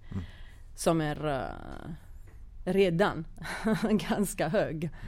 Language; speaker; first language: Swedish; non-native, fluent; Italian